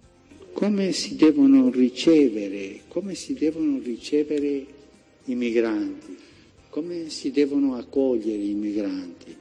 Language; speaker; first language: Italian; early bilingual, heritage; Spanish